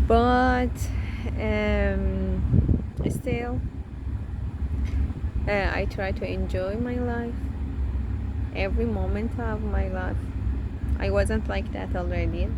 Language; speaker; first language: English; non-native, learner; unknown